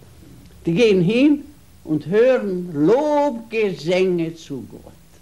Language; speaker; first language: German; non-native, fluent; Hungarian